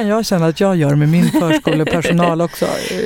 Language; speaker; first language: Swedish; native; Swedish